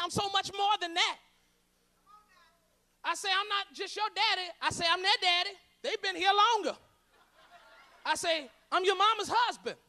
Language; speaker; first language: English; native; English